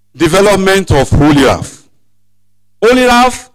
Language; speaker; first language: English; non-native, local second language; Yoruba